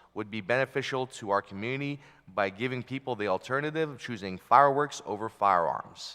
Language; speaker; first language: English; early bilingual, other home language; Filipino